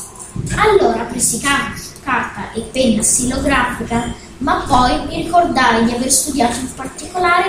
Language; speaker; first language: Italian; native; Italian